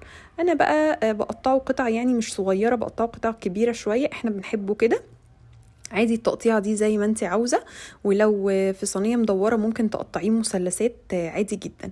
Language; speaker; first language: Arabic; native; Arabic